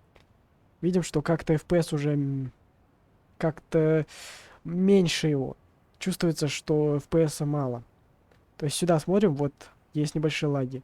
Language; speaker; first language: Russian; native; Russian